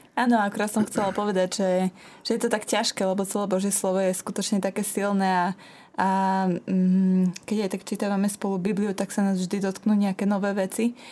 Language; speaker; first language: Slovak; native; Slovak